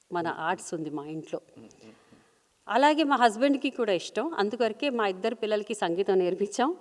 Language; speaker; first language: Telugu; native; Telugu